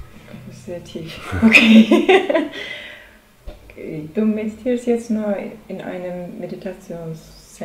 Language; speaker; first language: German; non-native, learner; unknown